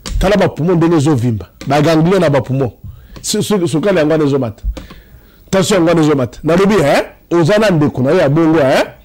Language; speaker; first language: Lingala; non-native, local second language; Luba-Lulua